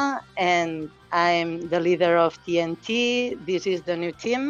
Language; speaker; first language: English; non-native, fluent; Catalan